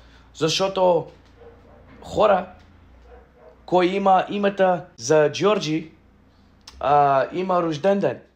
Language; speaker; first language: Bulgarian; non-native, learner; English